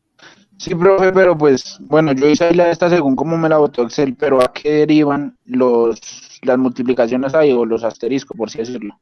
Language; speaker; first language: Spanish; native; Spanish